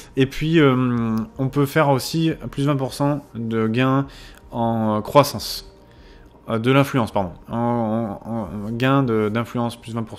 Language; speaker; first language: French; native; French